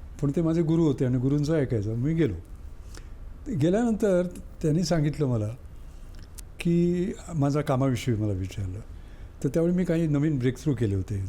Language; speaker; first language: Marathi; native; Marathi